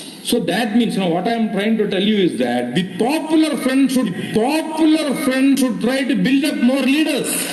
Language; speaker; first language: English; non-native, local second language; Malayalam